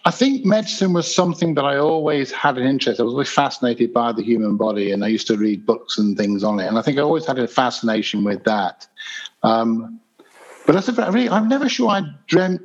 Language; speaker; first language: English; native; English